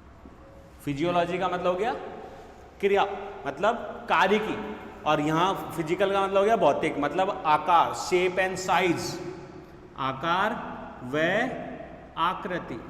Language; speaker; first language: Hindi; native; Hindi